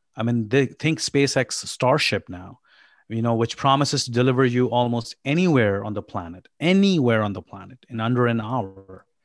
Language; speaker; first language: English; non-native, local second language; Urdu